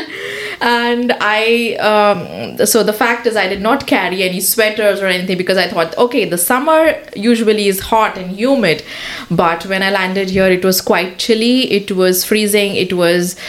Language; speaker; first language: English; non-native, local second language; Hindi